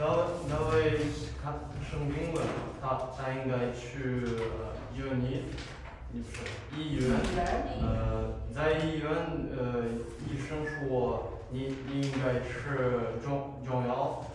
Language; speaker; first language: Chinese; non-native, learner; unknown